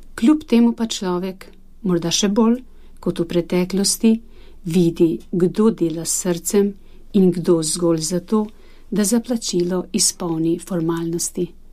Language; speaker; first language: Slovenian; non-native, fluent; Albanian